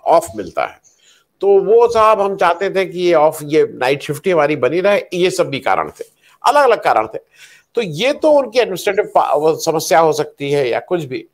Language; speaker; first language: Hindi; native; Hindi